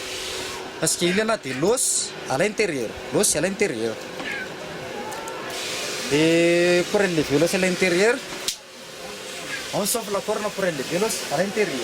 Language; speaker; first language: French; non-native, local second language; Malagasy